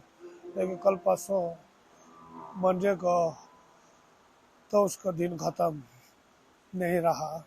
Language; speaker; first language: Hindi; non-native, local second language; Tibetan